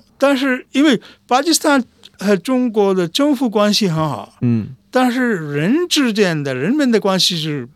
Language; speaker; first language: Chinese; non-native, fluent; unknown